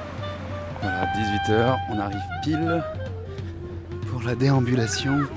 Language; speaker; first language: French; native; French